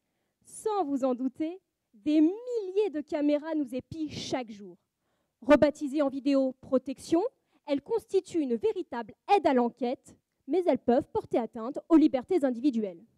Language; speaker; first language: French; native; French